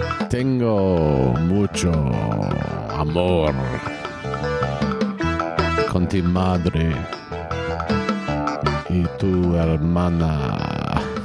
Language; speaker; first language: Spanish; non-native, learner; English